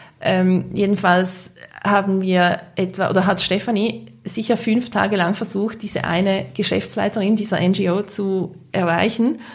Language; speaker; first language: German; native; German